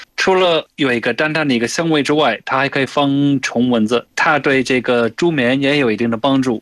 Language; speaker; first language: Chinese; non-native, fluent; English